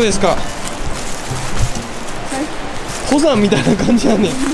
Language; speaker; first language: Japanese; native; Japanese